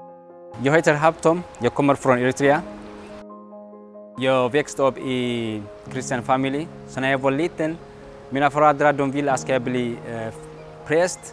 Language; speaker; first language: Swedish; non-native, learner; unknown